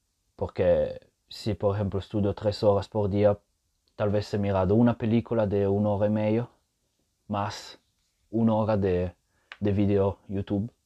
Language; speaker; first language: Spanish; non-native, fluent; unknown